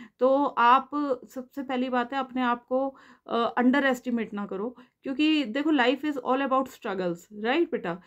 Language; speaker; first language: Hindi; native; Hindi